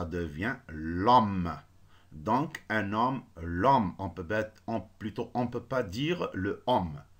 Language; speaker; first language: French; non-native, local second language; Arabic